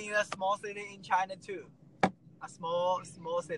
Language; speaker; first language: English; non-native, learner; Chinese